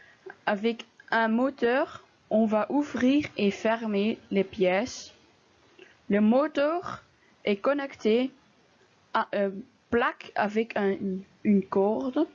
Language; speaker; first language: French; non-native, local second language; Dutch